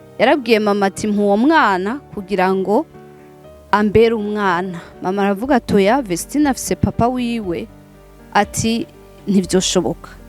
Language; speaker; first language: Rundi; non-native, local second language; Swahili